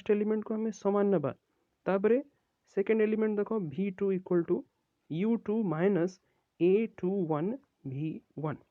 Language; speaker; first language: English; non-native, local second language; Odia